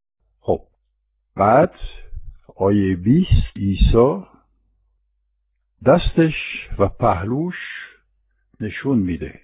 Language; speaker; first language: Persian; non-native, fluent; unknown